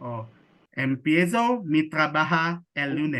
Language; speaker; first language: Spanish; non-native, learner; Indonesian